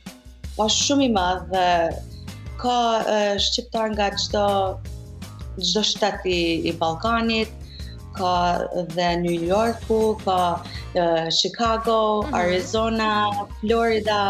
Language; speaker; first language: Albanian; early bilingual, heritage; Albanian